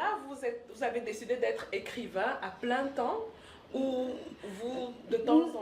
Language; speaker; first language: French; non-native, local second language; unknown